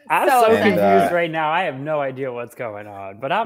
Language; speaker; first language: English; native; English